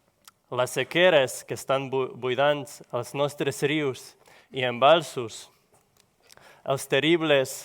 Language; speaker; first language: Catalan; non-native, local second language; Spanish